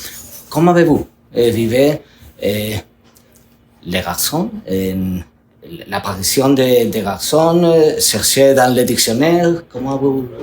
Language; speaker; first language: French; non-native, learner; Spanish